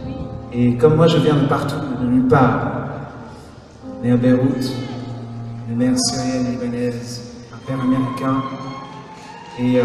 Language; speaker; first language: French; non-native, fluent; English